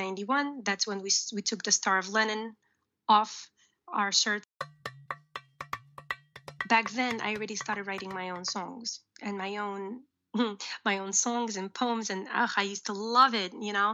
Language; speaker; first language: English; early bilingual, other home language; Uzbek